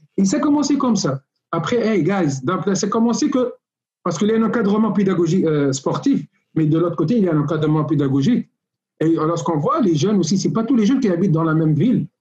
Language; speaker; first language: French; non-native, local second language; Arabic